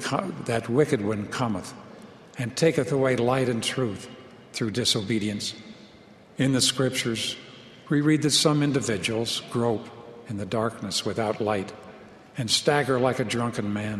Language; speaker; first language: English; native; English